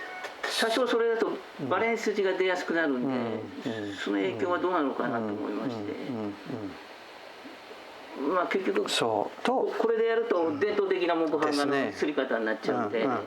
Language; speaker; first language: Japanese; native; Japanese